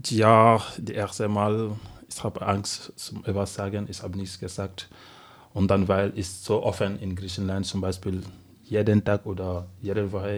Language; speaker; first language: German; non-native, learner; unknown